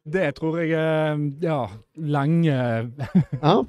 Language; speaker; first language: Norwegian; native; Norwegian